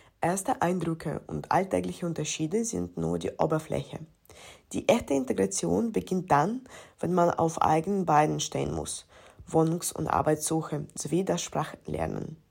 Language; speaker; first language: German; non-native, fluent; Ukrainian